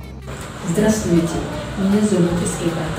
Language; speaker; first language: Russian; non-native, learner; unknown